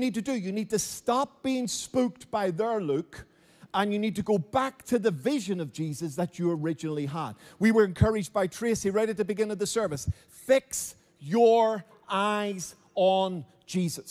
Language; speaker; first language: English; native; English